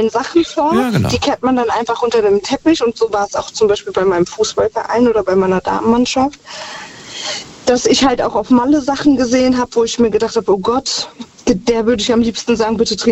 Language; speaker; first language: German; native; German